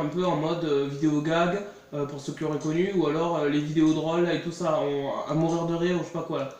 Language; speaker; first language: French; native; French